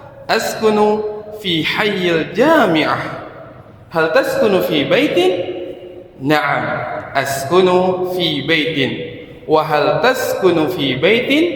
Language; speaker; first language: Arabic; non-native, fluent; Indonesian